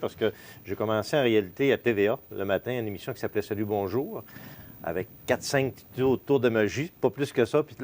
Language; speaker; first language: French; native; French